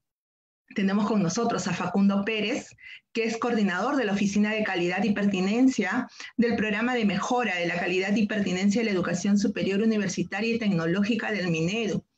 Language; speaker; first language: Spanish; native; Spanish